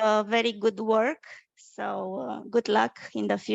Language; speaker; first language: English; non-native, fluent; Romanian